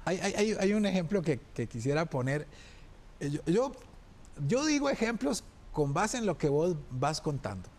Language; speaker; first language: Spanish; native; Spanish